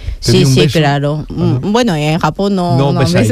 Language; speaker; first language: Spanish; non-native, fluent; Japanese